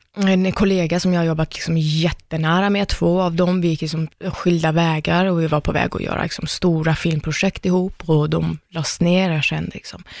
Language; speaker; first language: Swedish; early bilingual, other home language; Persian